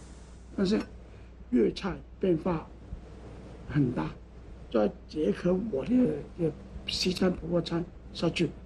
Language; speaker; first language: Chinese; non-native, local second language; Cantonese